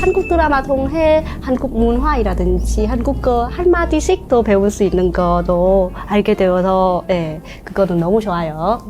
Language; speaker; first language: Korean; non-native, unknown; Vietnamese